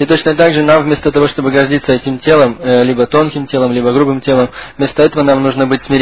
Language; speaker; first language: Russian; native; Russian